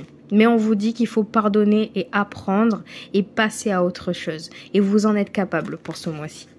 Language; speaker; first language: French; native; French